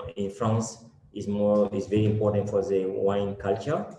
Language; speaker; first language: English; non-native, fluent; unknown